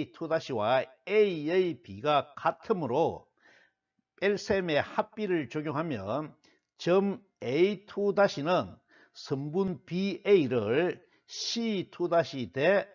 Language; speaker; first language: Korean; native; Korean